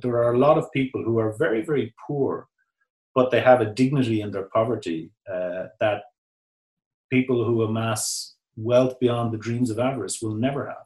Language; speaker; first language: English; native; English